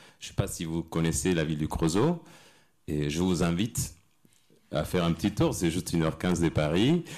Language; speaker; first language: French; non-native, fluent; Spanish